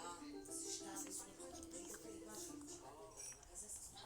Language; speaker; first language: French; native; French